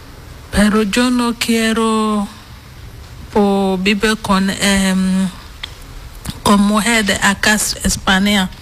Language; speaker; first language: Spanish; non-native, learner; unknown